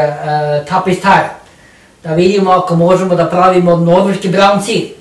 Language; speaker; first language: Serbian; non-native, learner; Norwegian